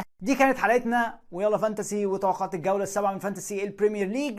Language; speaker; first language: Arabic; native; Arabic